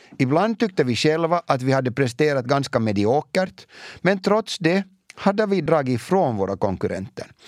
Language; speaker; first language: Swedish; native; Swedish